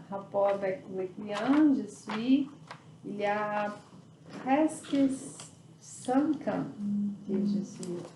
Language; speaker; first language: French; non-native, learner; Portuguese